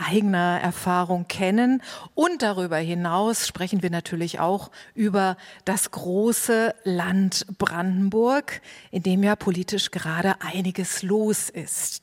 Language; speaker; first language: German; native; German